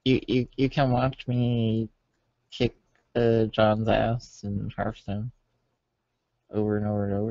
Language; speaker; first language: English; native; English